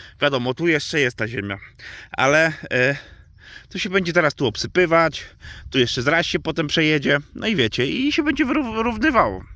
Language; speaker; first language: Polish; native; Polish